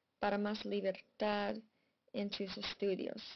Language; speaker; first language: Spanish; non-native, fluent; English